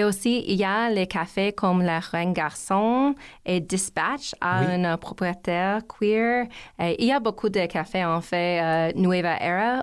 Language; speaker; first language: French; non-native, learner; English